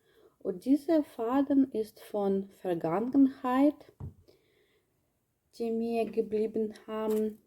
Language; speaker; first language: German; non-native, learner; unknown